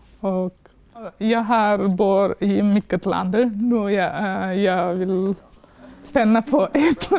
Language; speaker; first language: Swedish; non-native, learner; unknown